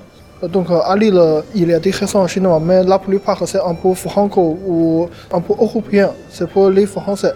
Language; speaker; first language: French; non-native, learner; Chinese